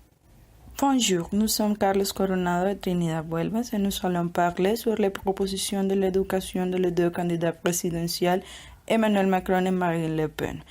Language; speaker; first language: French; non-native, learner; Spanish